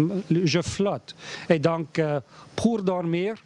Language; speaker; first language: French; non-native, learner; English